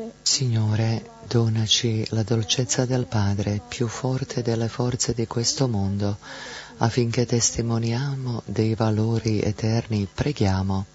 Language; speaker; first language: Italian; non-native, fluent; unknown